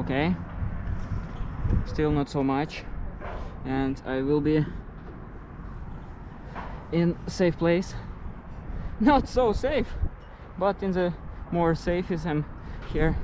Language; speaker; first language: English; non-native, learner; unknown